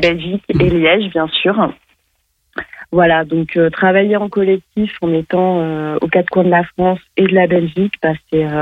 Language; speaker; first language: French; native; French